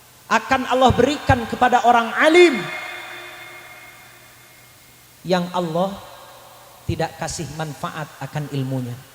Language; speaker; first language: Indonesian; native; Indonesian